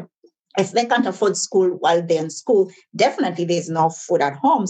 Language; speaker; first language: English; non-native, local second language; Ganda